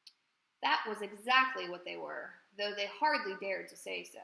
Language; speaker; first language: English; native; English